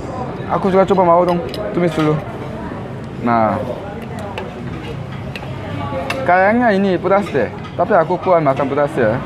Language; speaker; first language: Indonesian; non-native, fluent; Korean